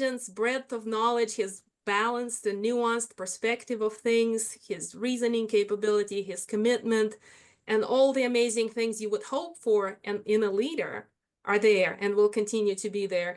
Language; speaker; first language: English; non-native, fluent; Russian